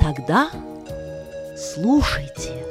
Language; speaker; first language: Russian; native; Russian